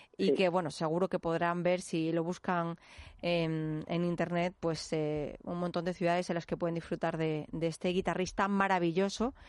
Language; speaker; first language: Spanish; native; Spanish